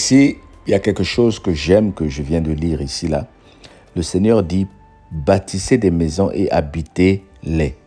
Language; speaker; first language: French; non-native, local second language; Lingala